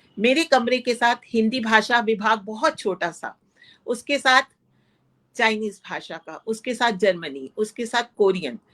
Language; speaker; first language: Hindi; non-native, local second language; Punjabi